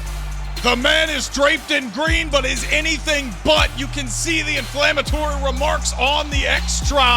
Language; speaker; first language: English; native; English